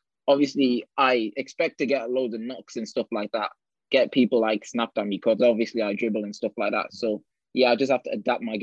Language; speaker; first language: English; native; English